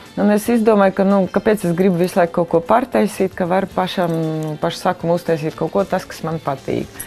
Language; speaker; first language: Latvian; non-native, fluent; Russian